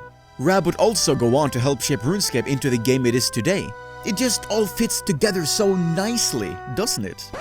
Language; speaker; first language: English; native; English